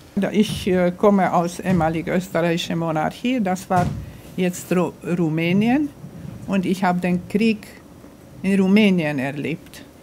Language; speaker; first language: German; non-native, fluent; Romanian